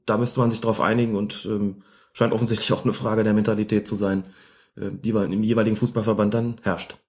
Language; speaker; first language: German; native; German